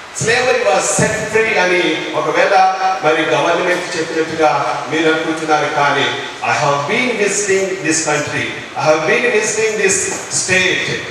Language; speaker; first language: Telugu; non-native, local second language; Lambadi